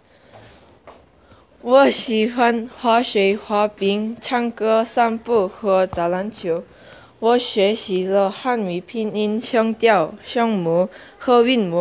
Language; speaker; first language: Chinese; non-native, learner; Korean